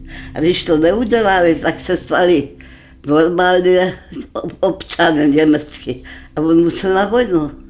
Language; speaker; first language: Czech; non-native, local second language; German